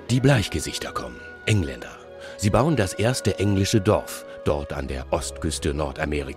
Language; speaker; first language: German; native; German